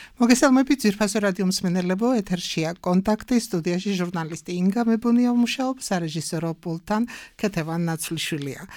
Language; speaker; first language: Georgian; native; Georgian